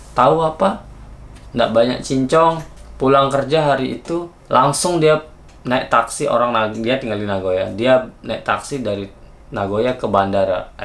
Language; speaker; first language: Indonesian; native; Indonesian